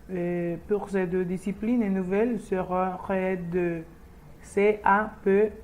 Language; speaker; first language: French; non-native, learner; Spanish